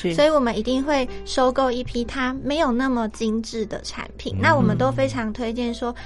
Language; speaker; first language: Chinese; native; Chinese